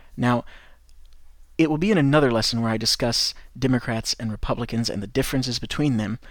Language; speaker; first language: English; native; English